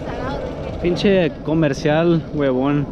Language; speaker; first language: Spanish; early bilingual, heritage; Spanish